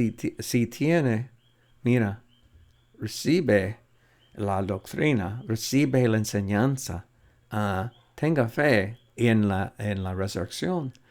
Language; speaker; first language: Spanish; non-native, fluent; English